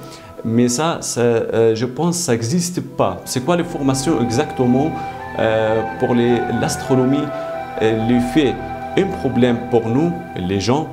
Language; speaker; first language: French; non-native, learner; Arabic